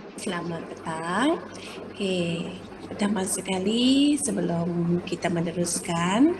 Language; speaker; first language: Malay; non-native, local second language; Iban